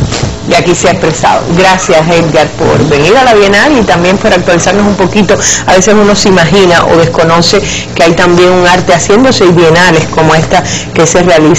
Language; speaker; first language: Spanish; native; Spanish